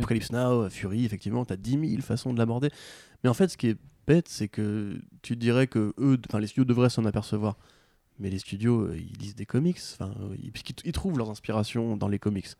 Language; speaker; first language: French; native; French